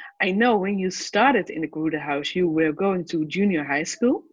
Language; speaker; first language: English; non-native, fluent; Dutch